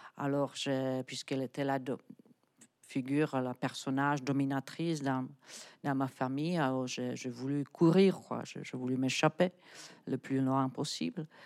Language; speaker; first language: French; non-native, fluent; Czech